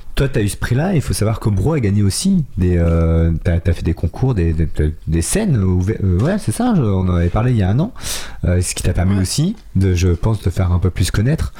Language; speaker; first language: French; native; French